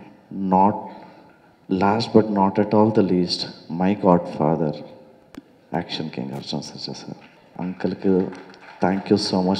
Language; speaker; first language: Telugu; non-native, learner; Kannada